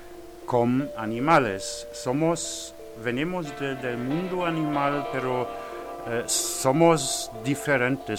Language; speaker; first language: Spanish; non-native, learner; French